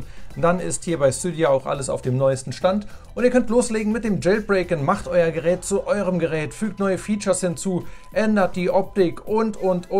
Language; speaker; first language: German; native; German